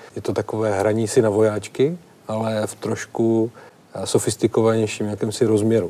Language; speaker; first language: Czech; native; Czech